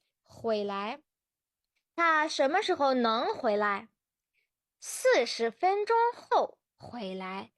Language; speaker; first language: Chinese; non-native, fluent; Georgian